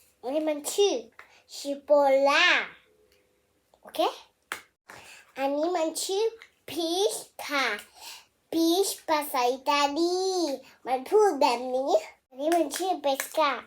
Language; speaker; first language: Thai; early bilingual, heritage; Thai